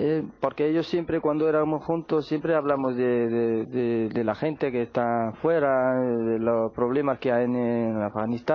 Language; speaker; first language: Spanish; non-native, learner; Arabic